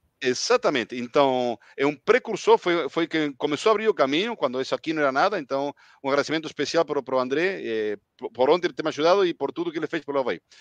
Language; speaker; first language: Portuguese; non-native, fluent; Spanish